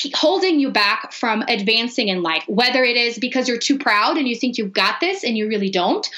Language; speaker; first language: English; non-native, fluent; Portuguese